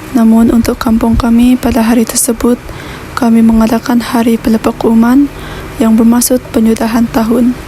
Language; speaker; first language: Malay; non-native, local second language; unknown